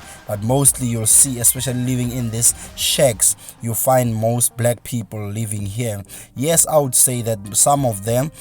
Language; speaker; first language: English; non-native, local second language; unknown